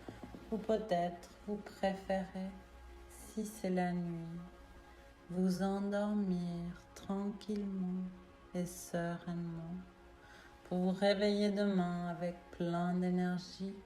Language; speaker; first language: French; native; French